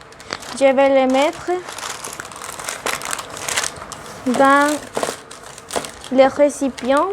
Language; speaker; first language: French; non-native, learner; Spanish